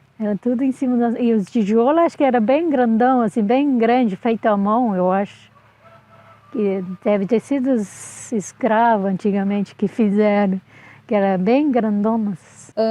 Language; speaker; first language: Portuguese; non-native, local second language; Low German